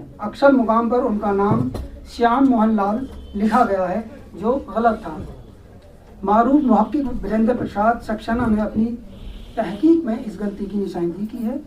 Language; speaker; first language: Urdu; non-native, local second language; Hindi